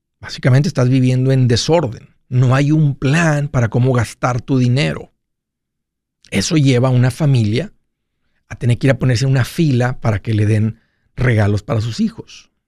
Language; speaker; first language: Spanish; native; Spanish